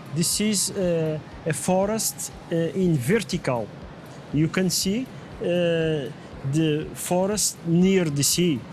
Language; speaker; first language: English; non-native, learner; Portuguese